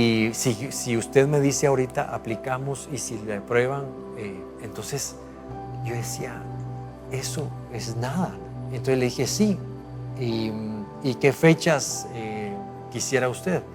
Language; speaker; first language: Spanish; native; Spanish